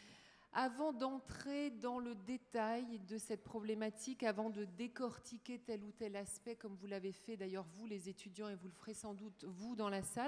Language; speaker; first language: French; native; French